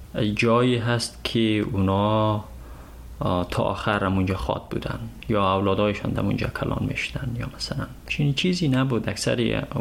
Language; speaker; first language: Persian; native; Persian